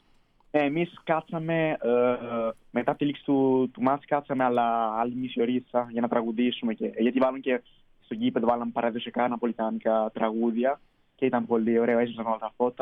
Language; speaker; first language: Greek; early bilingual, heritage; Greek